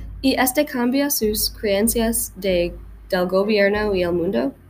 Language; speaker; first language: Spanish; non-native, learner; English